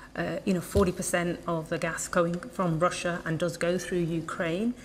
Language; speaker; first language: English; native; English